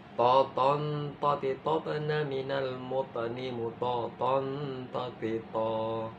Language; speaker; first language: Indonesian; non-native, local second language; Madurese